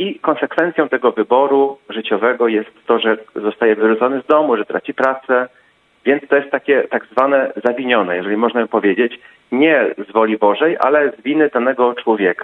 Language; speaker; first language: Polish; native; Polish